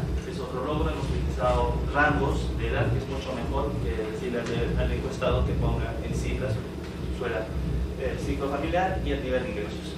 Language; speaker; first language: Spanish; native; Spanish